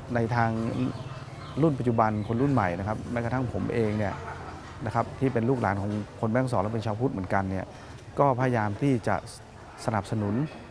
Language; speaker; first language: Thai; native; Thai